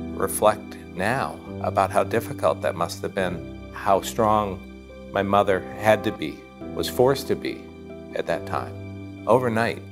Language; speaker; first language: English; native; English